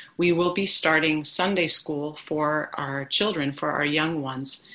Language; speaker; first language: English; native; English